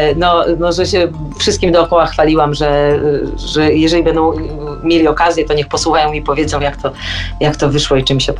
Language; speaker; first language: Polish; native; Polish